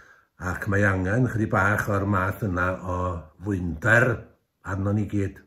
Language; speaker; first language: Welsh; native; Welsh